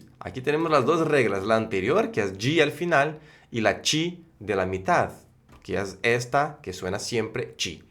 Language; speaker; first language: Spanish; non-native, fluent; Portuguese